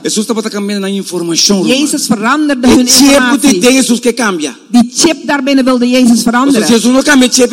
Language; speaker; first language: Dutch; non-native, local second language; Papiamento